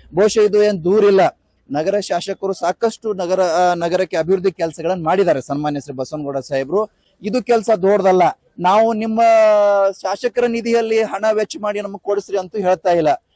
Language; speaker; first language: Kannada; non-native, local second language; Lambadi